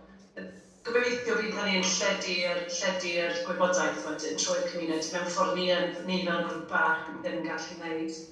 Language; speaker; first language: Welsh; non-native, fluent; English